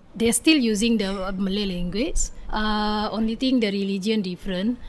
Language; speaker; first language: English; non-native, learner; Indonesian